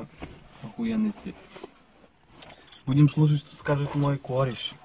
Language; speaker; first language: Russian; non-native, fluent; Italian